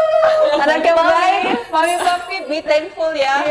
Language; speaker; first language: Indonesian; early bilingual, other home language; Korean